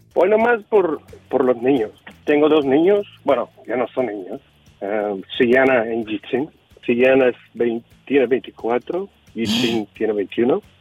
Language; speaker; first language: Spanish; native; Spanish